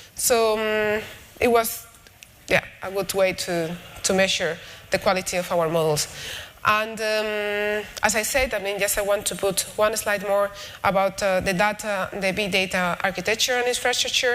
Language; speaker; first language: English; non-native, fluent; Spanish